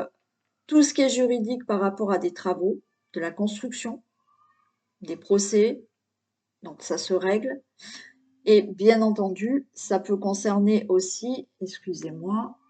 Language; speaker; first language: French; native; French